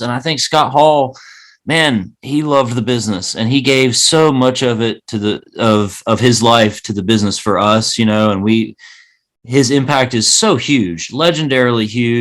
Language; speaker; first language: English; native; English